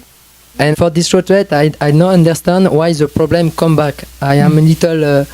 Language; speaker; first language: English; non-native, learner; French